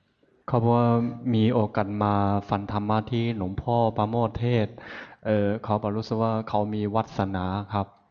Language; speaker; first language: Thai; non-native, fluent; Chinese